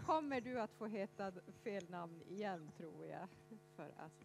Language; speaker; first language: Swedish; native; Swedish